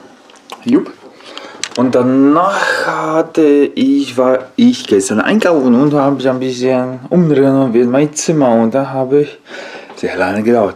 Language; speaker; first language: German; non-native, learner; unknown